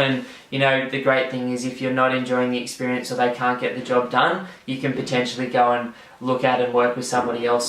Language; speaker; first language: English; native; English